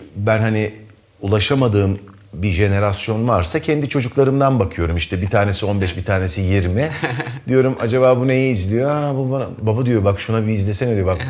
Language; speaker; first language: Turkish; native; Turkish